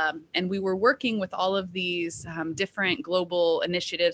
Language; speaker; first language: English; native; English